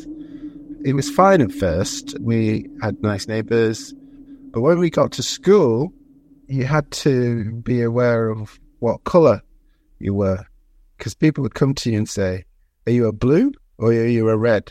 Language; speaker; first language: English; early bilingual, other home language; Jamaican Creole English